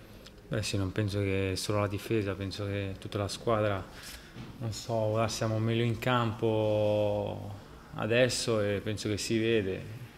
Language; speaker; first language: Italian; non-native, fluent; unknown